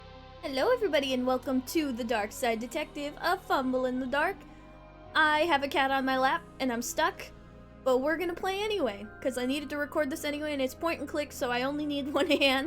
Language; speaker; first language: English; native; English